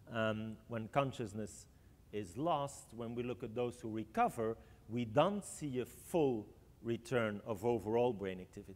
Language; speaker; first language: English; non-native, fluent; French